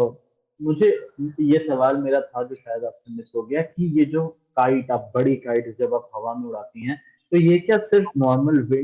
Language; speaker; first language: Hindi; native; Hindi